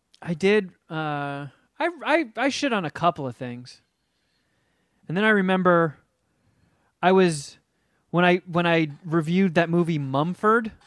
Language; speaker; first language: English; native; English